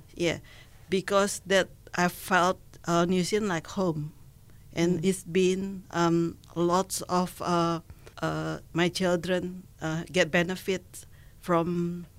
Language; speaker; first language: English; non-native, learner; Indonesian